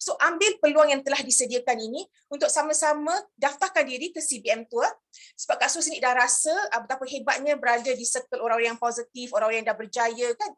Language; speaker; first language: Malay; native; Malay